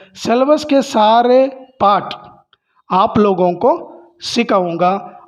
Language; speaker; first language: Hindi; non-native, local second language; Kannada